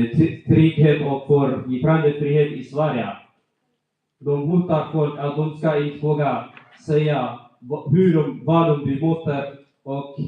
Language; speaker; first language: Swedish; non-native, fluent; Tigrinya